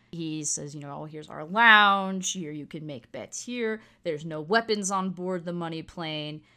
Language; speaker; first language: English; native; English